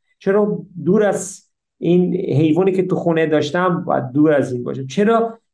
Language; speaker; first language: Persian; early bilingual, heritage; English